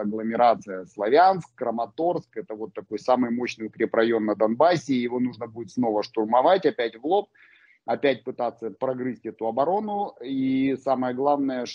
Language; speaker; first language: Russian; native; Russian